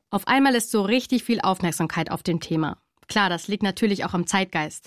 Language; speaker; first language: German; native; German